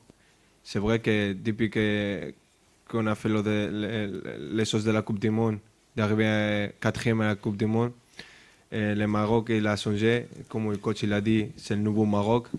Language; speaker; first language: French; non-native, fluent; Spanish